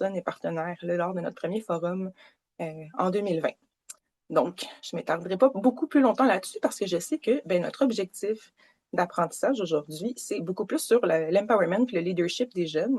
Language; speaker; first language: French; native; French